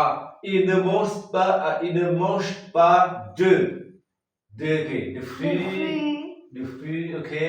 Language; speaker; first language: French; non-native, fluent; Khmer